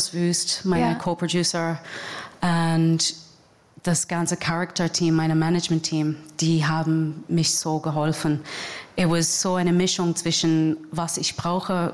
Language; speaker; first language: German; non-native, learner; English